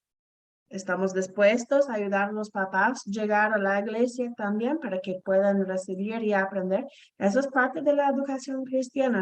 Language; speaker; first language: Spanish; non-native, fluent; English